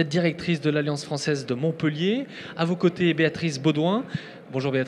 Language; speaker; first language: French; native; French